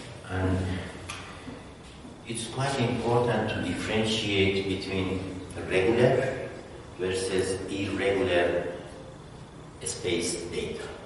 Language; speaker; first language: English; non-native, fluent; Persian